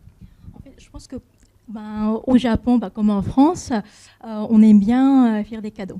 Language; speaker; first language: French; non-native, fluent; Japanese